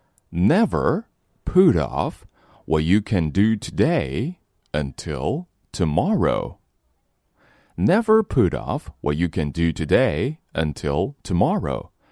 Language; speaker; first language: English; non-native, fluent; Chinese